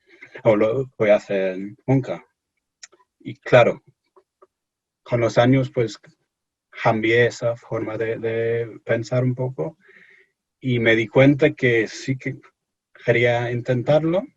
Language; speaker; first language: Spanish; non-native, fluent; English